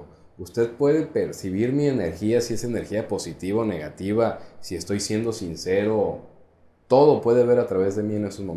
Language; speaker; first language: Spanish; native; Spanish